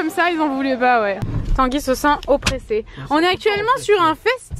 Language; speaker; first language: French; native; French